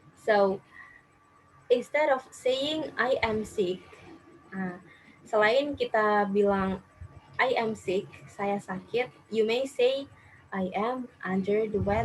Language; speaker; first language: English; non-native, fluent; Indonesian